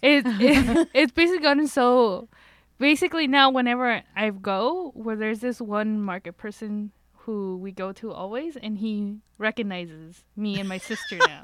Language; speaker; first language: English; native; English